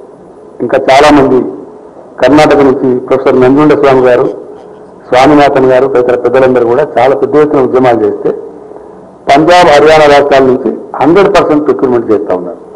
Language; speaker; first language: Telugu; native; Telugu